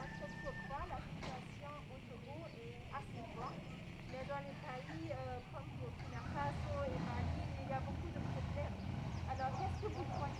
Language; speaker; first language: French; non-native, fluent; German